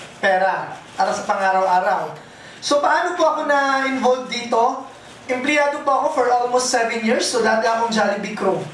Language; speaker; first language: Filipino; non-native, local second language; Bikol